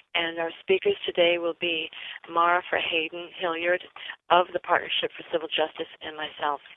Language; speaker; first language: English; native; English